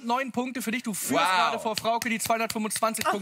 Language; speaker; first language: German; native; German